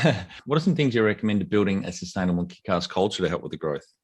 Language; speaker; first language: English; native; English